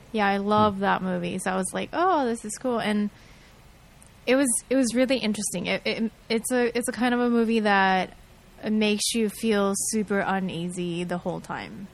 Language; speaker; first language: English; native; English